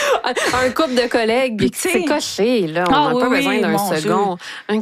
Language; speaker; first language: French; native; French